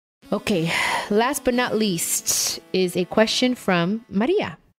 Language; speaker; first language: English; native; English